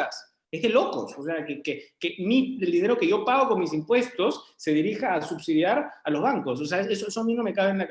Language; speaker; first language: Spanish; native; Spanish